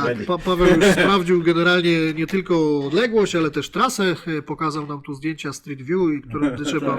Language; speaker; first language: Polish; native; Polish